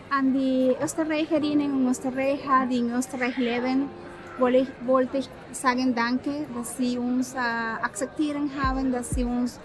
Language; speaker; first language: German; non-native, learner; Spanish